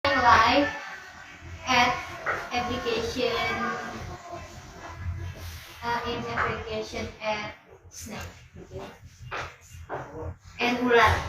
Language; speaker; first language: English; non-native, learner; Indonesian